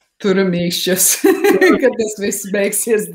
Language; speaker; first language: Latvian; early bilingual, heritage; Latvian